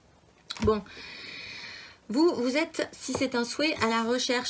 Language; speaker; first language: French; native; French